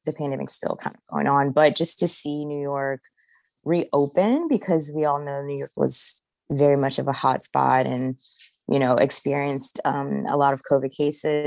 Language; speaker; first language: English; native; English